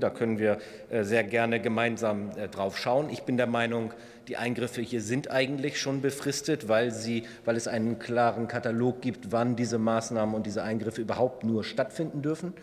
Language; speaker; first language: German; native; German